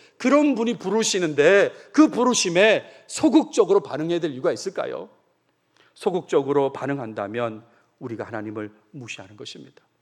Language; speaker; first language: Korean; native; Korean